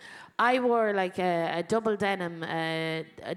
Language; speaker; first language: English; native; English